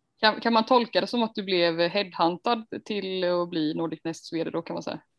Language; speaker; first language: Swedish; native; Swedish